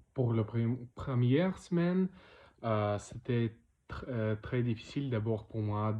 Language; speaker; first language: French; non-native, learner; Russian